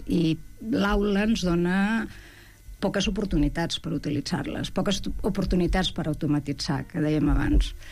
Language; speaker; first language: Catalan; native; Catalan